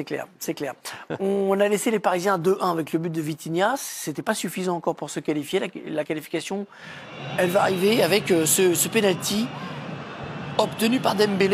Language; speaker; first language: French; native; French